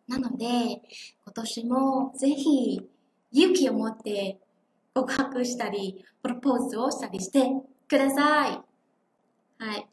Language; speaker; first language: Japanese; non-native, fluent; Vietnamese